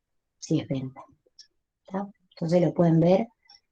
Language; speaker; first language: Spanish; native; Spanish